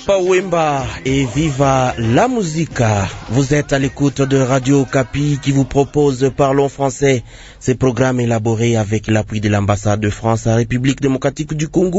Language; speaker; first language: French; non-native, local second language; Lingala